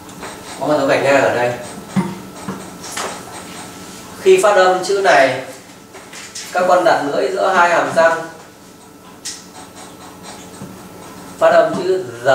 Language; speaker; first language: Vietnamese; native; Vietnamese